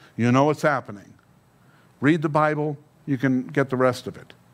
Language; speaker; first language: English; native; English